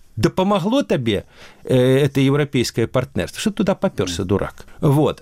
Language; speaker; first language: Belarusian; native; Belarusian